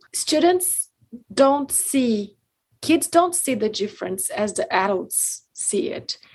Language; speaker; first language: English; non-native, fluent; Portuguese